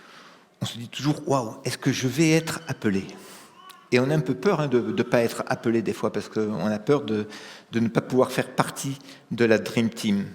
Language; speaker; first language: French; native; French